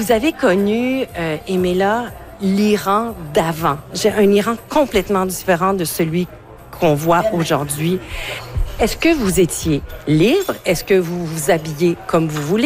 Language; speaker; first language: French; native; French